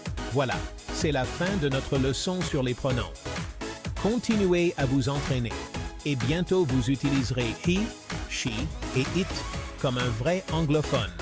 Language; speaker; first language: French; non-native, local second language; Haitian Creole